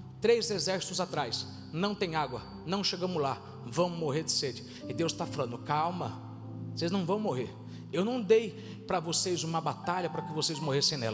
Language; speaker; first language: Portuguese; native; Portuguese